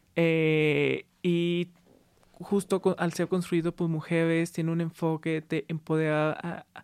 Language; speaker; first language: Spanish; native; Spanish